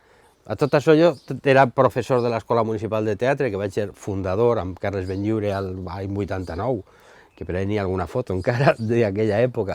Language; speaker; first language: Catalan; native; Catalan